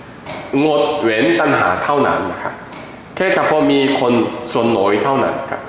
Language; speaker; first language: Thai; non-native, fluent; Korean